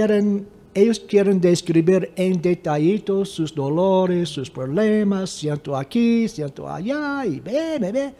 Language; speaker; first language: Spanish; non-native, fluent; English